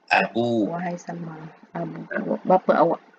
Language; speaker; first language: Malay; native; Malay